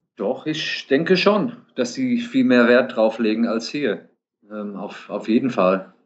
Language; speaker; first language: German; non-native, fluent; English